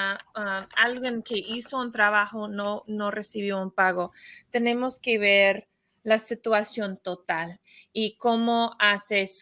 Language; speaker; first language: Spanish; non-native, fluent; English